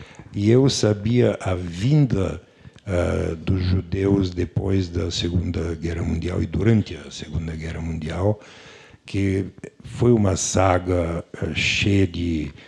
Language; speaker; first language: Portuguese; non-native, fluent; Bulgarian